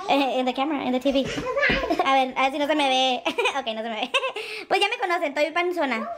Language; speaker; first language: Spanish; native; Spanish